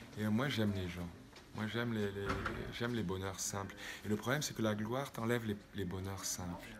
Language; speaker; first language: French; native; French